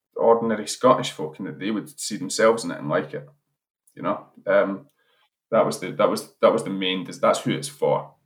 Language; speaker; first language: English; native; English